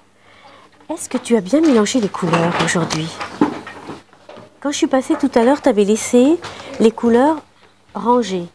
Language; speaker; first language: French; native; French